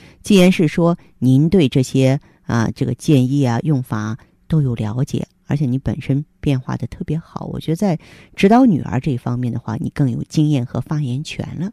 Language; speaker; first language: Chinese; native; Chinese